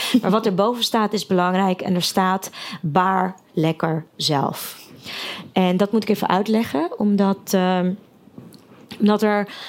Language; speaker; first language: Dutch; early bilingual, other home language; Russian